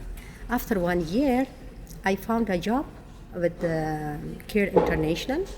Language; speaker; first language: English; non-native, learner; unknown